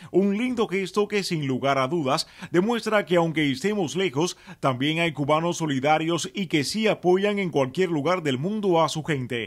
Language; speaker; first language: Spanish; native; Spanish